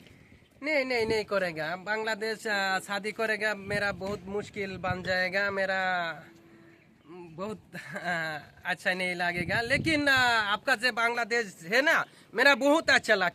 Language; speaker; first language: Hindi; non-native, local second language; Bangla